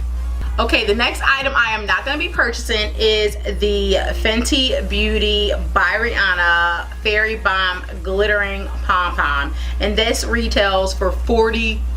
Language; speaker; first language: English; native; English